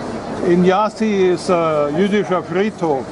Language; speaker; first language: German; non-native, learner; English